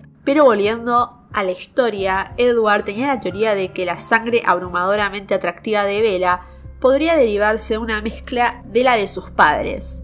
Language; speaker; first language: Spanish; native; Spanish